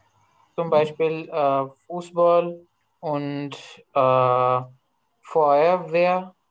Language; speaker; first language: German; non-native, learner; Hindi